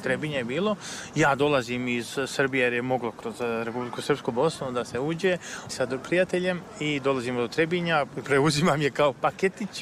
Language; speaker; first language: Serbian; native; Serbian